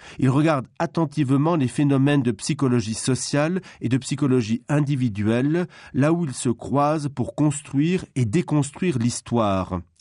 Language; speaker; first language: French; non-native, local second language; Luxembourgish